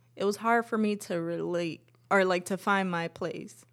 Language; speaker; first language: English; early bilingual, other home language; Spanish